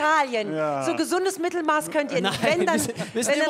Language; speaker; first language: German; native; German